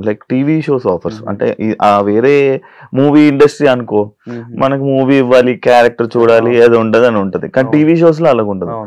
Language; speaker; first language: Telugu; native; Telugu